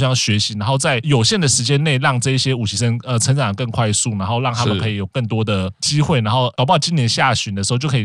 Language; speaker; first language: Chinese; native; Chinese